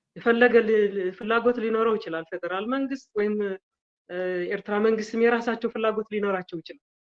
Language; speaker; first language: Amharic; non-native, local second language; Tigrinya